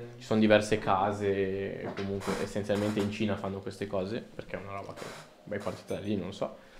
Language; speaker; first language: Italian; early bilingual, other home language; Spanish